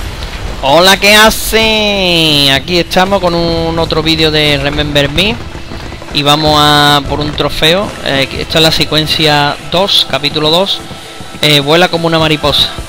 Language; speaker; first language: Spanish; native; Spanish